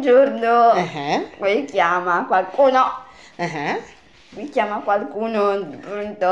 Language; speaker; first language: Italian; non-native, learner; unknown